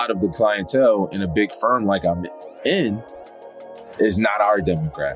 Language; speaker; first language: English; native; English